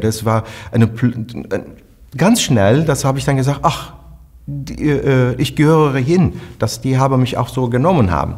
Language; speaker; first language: German; non-native, fluent; Turkish